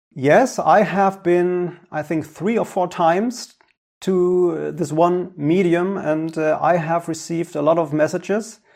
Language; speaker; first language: English; non-native, fluent; German